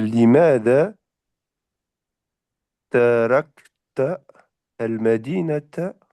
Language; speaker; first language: Arabic; non-native, learner; French